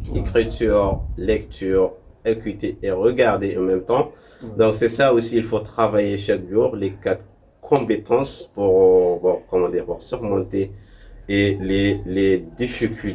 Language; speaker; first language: French; non-native, local second language; Arabic